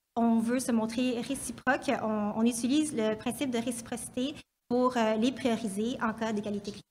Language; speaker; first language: French; native; French